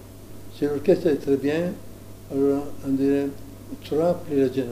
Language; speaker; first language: French; non-native, learner; Italian